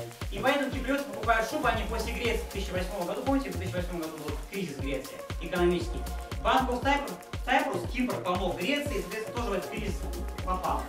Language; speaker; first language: Russian; native; Russian